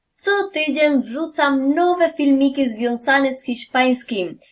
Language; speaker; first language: Polish; non-native, fluent; Spanish